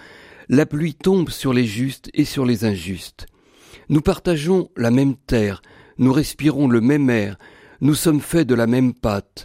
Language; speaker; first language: French; native; French